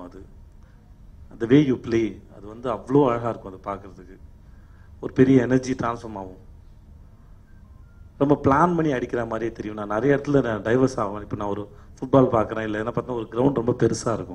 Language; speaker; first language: Tamil; native; Tamil